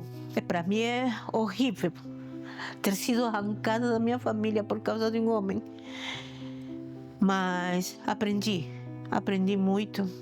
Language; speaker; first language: Portuguese; non-native, fluent; Spanish